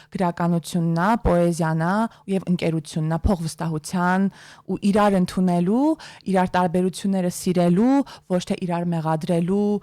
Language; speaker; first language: Armenian; native; Armenian